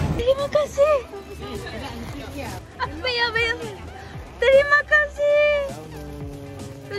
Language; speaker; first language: Indonesian; non-native, learner; Japanese